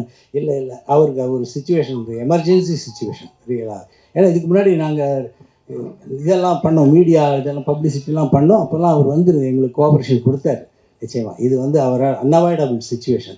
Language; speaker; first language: Tamil; native; Tamil